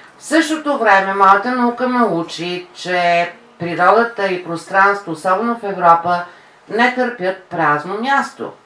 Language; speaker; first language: Bulgarian; native; Bulgarian